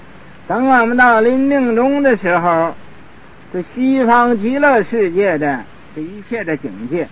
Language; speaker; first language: Chinese; native; Chinese